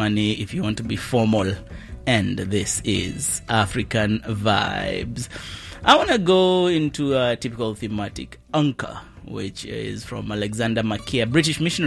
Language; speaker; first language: English; non-native, local second language; Kikuyu